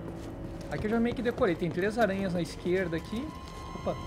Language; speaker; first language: Portuguese; native; Portuguese